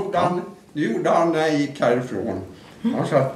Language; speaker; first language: Swedish; native; Swedish